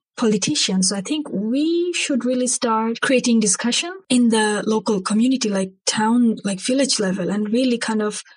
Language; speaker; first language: English; non-native, local second language; Bangla